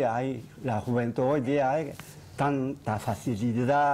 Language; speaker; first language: Spanish; non-native, fluent; Japanese